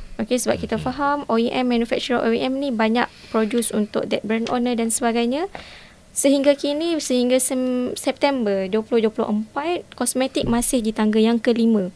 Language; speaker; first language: Malay; native; Malay